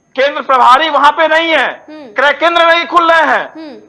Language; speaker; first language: Hindi; native; Hindi